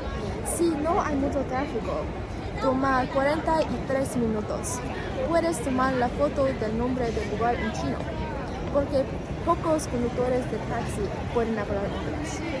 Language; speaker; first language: Spanish; non-native, learner; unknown